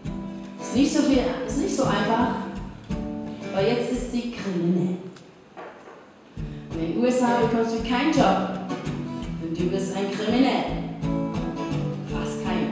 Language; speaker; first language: German; non-native, fluent; English